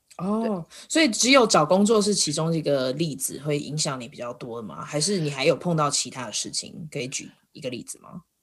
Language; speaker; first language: Chinese; native; Chinese